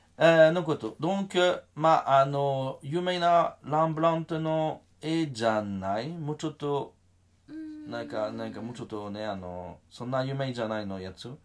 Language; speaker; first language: Japanese; non-native, learner; French